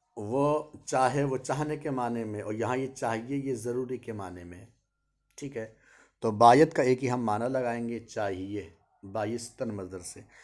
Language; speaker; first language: Urdu; native; Urdu